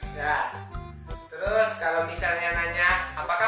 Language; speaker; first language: Indonesian; non-native, local second language; Minangkabau